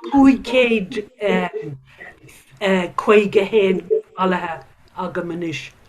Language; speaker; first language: Irish; non-native, local second language; English